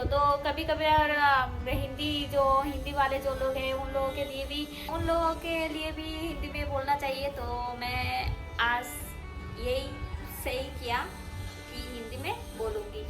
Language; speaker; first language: Hindi; non-native, local second language; Bangla